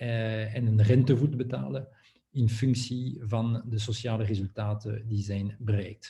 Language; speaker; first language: Dutch; non-native, local second language; French